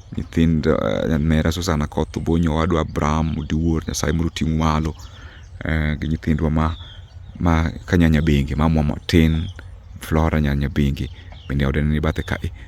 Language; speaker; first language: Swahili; non-native, local second language; Luo (Kenya and Tanzania)